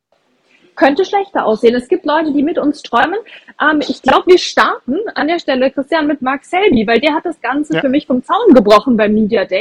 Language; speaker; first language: German; native; German